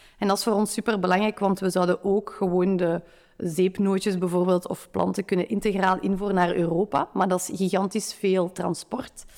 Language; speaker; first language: Dutch; native; Dutch